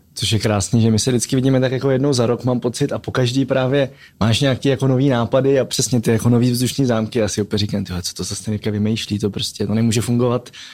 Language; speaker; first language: Czech; native; Czech